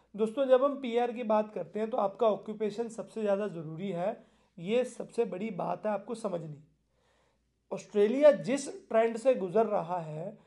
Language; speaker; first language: Hindi; non-native, local second language; Punjabi